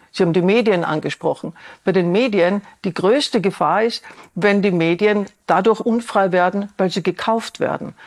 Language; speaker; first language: German; native; German